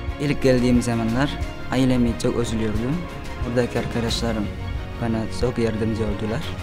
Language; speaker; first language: Turkish; non-native, fluent; Indonesian